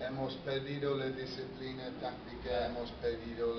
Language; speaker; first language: Spanish; non-native, fluent; English